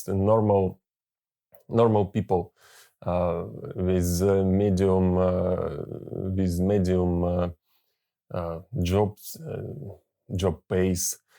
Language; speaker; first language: English; non-native, learner; Russian